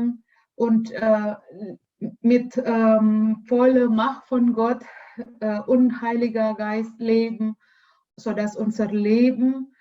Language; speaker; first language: German; non-native, learner; Indonesian